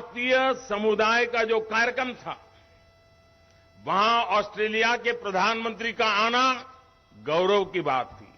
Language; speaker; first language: Hindi; non-native, local second language; Gujarati